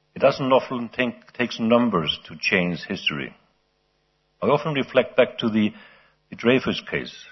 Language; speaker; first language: English; non-native, fluent; Icelandic